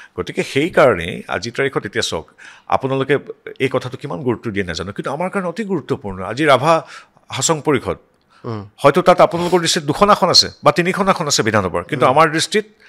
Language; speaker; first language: Assamese; native; Assamese